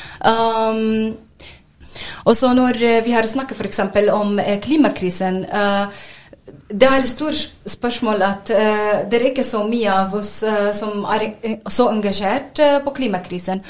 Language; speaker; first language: Norwegian; non-native, learner; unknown